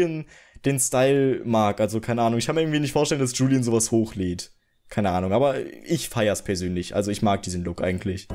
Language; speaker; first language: German; native; German